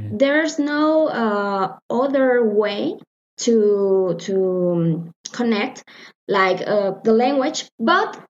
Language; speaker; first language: English; non-native, learner; Spanish